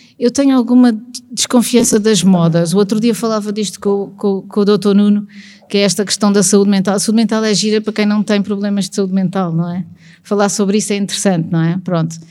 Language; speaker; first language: Portuguese; native; Portuguese